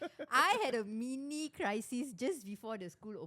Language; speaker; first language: English; native; English